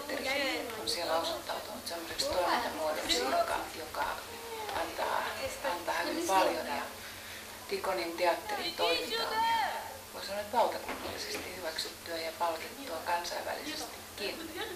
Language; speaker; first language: Finnish; native; Finnish